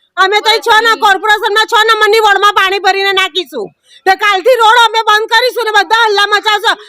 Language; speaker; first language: Gujarati; native; Gujarati